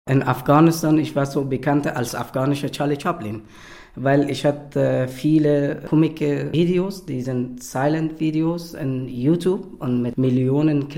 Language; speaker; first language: German; non-native, learner; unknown